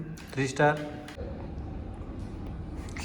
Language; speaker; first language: Hindi; non-native, local second language; Tulu